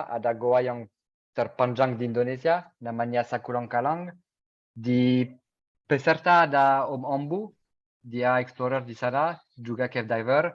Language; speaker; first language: Indonesian; non-native, fluent; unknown